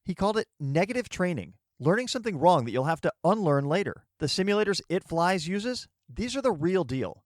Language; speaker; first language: English; native; English